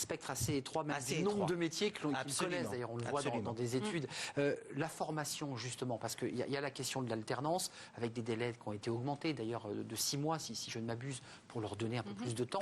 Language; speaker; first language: French; native; French